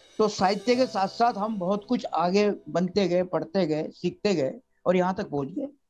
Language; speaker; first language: Hindi; non-native, local second language; Marathi